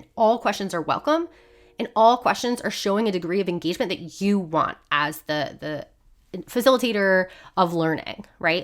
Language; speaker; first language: English; native; English